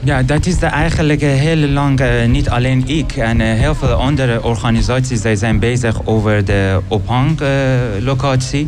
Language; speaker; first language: Dutch; non-native, learner; Persian